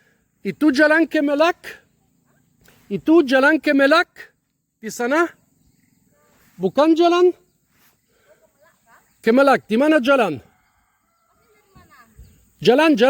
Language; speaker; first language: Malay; non-native, learner; German